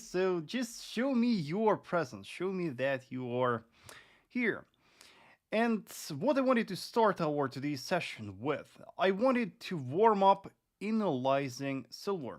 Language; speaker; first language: English; non-native, fluent; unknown